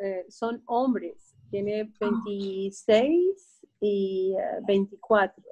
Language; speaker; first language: Spanish; native; Spanish